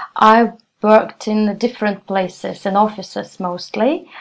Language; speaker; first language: English; non-native, fluent; Russian